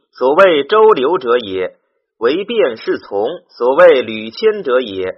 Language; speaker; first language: Chinese; native; Chinese